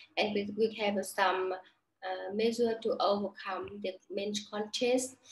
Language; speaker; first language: English; non-native, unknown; Vietnamese